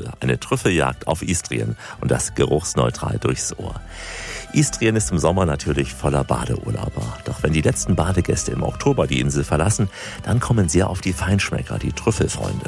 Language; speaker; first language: German; native; German